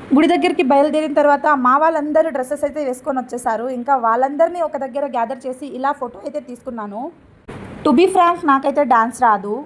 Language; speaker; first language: Telugu; non-native, local second language; Lambadi